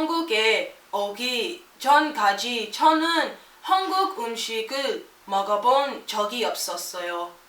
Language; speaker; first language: Korean; non-native, learner; English